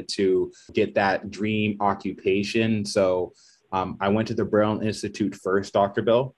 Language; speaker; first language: English; native; English